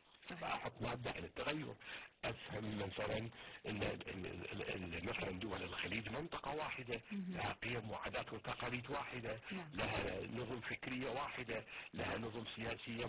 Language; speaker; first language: Arabic; native; Arabic